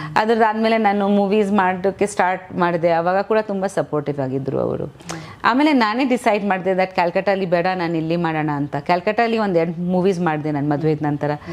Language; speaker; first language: Kannada; non-native, fluent; Bangla